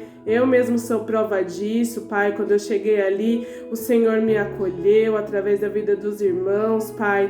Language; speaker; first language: Portuguese; native; Portuguese